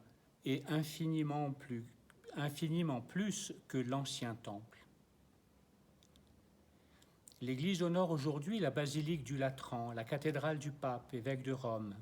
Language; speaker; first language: French; native; French